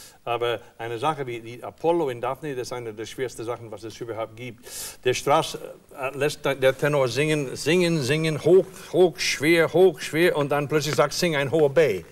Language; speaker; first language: German; non-native, fluent; English